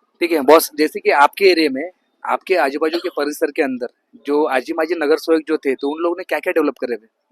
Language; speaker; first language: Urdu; non-native, local second language; Marathi